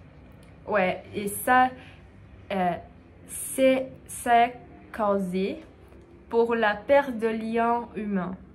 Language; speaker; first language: French; non-native, learner; Portuguese